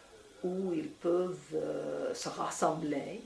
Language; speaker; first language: French; non-native, fluent; English